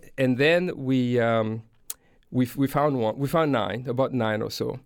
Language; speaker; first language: English; non-native, fluent; Haitian Creole